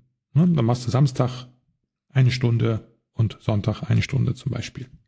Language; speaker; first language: German; native; German